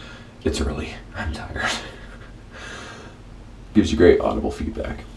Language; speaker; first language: English; native; English